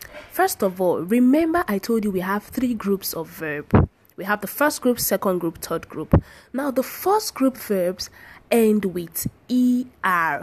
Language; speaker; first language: English; non-native, local second language; Yoruba